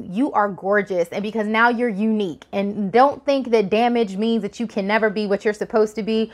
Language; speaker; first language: English; native; English